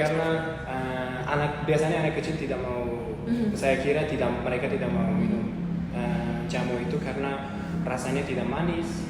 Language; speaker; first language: Indonesian; non-native, learner; Uzbek